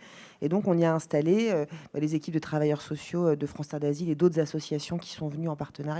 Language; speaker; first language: French; native; French